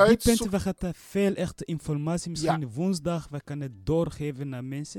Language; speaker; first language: Dutch; non-native, learner; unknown